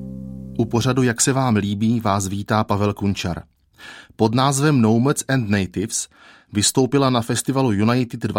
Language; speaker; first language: Czech; native; Czech